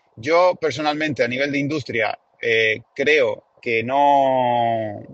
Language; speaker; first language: Spanish; native; Spanish